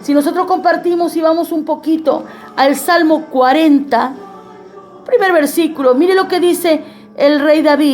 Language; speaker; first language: Spanish; native; Spanish